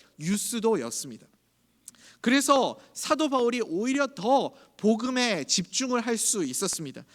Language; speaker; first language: Korean; native; Korean